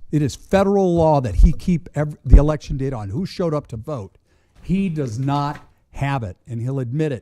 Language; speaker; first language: English; native; English